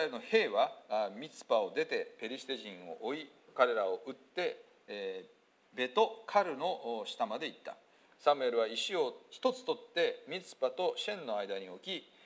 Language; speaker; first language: Japanese; native; Japanese